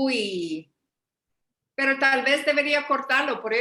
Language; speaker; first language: Spanish; early bilingual, heritage; Spanish